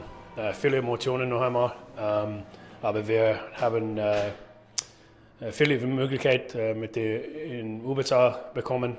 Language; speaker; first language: German; non-native, fluent; English